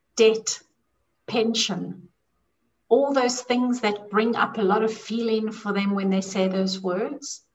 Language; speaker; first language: English; native; English